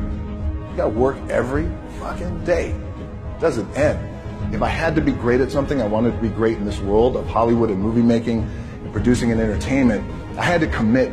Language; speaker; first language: English; native; English